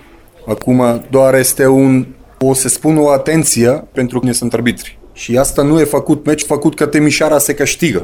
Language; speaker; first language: Romanian; non-native, learner; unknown